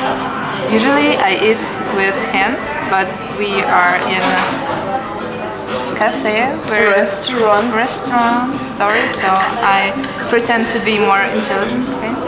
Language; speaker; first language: English; non-native, fluent; Russian